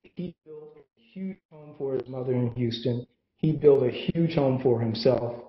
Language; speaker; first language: English; native; English